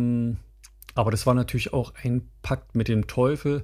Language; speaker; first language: German; native; German